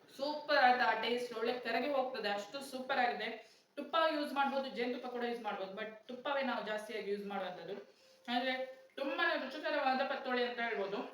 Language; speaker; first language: Kannada; non-native, local second language; Konkani